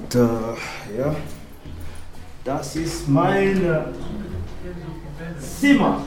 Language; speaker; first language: German; non-native, learner; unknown